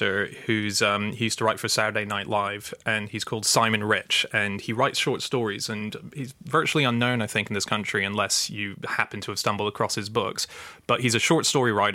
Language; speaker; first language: English; native; English